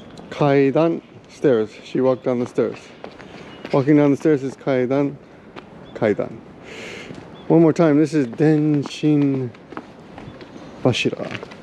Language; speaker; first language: English; native; English